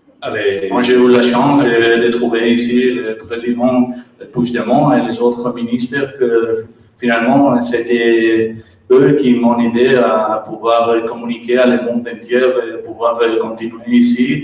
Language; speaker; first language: French; non-native, learner; Catalan